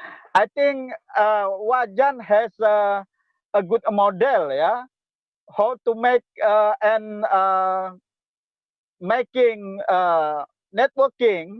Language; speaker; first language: English; non-native, local second language; Indonesian